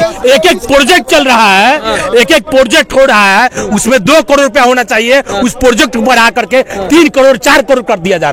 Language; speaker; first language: Hindi; native; Hindi